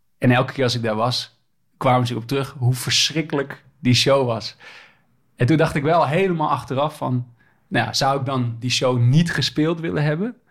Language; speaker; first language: Dutch; native; Dutch